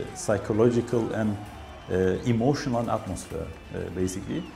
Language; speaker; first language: English; non-native, fluent; Turkish